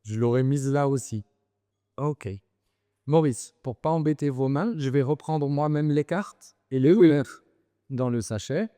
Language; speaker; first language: French; native; French